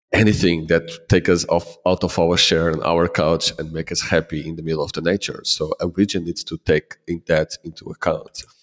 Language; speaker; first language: English; non-native, fluent; Portuguese